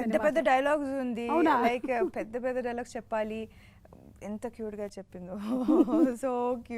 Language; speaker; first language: Telugu; non-native, fluent; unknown